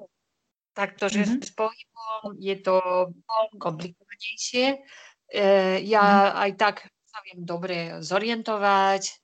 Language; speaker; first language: Slovak; non-native, fluent; Spanish